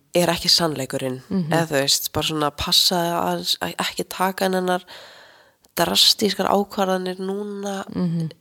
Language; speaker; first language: Icelandic; native; Icelandic